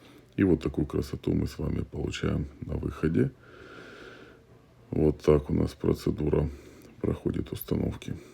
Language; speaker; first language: Russian; native; Russian